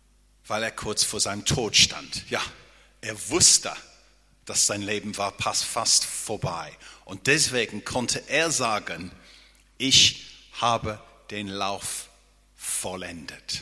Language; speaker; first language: German; non-native, fluent; English